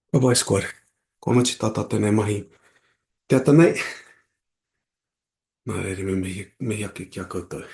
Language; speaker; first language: Māori; non-native, local second language; English